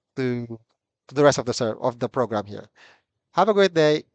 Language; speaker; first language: English; non-native, local second language; Filipino